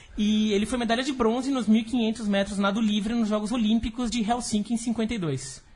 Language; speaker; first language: Portuguese; native; Portuguese